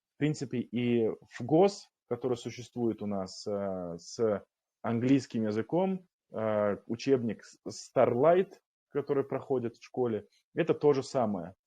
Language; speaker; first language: Russian; non-native, local second language; Kumyk